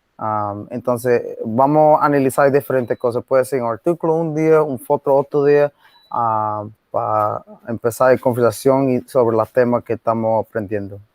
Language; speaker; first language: Spanish; non-native, learner; English